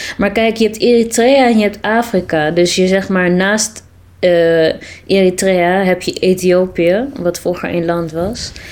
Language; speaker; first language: Dutch; early bilingual, other home language; Tigrinya